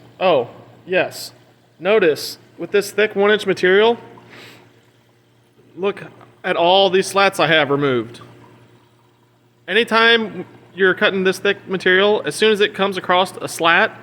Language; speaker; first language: English; native; English